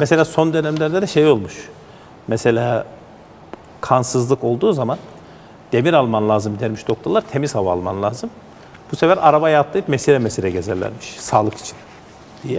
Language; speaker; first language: Turkish; native; Turkish